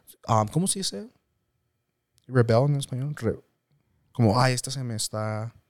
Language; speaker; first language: Spanish; early bilingual, heritage; Spanish